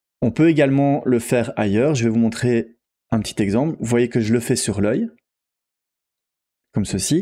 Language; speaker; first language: French; native; French